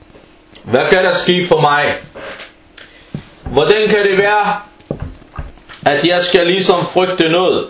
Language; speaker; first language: Danish; non-native, fluent; Arabic